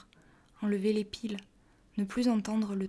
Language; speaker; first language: French; native; French